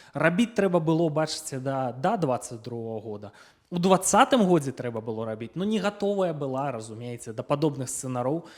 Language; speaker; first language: Belarusian; non-native, local second language; Russian